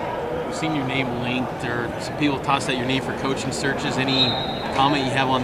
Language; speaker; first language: English; native; English